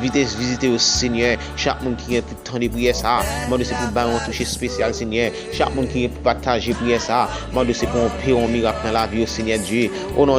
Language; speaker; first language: French; non-native, local second language; Haitian Creole